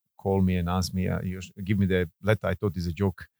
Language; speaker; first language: English; non-native, fluent; Bosnian